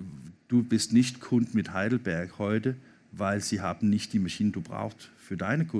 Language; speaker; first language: German; non-native, learner; Danish